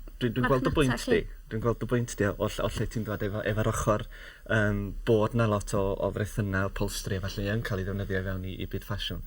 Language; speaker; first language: Welsh; native; Welsh